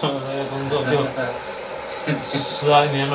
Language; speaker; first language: Chinese; native; Chinese